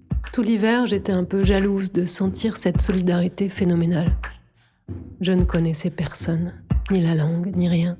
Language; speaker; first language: French; native; French